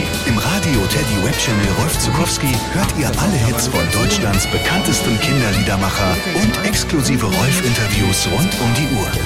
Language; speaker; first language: German; native; German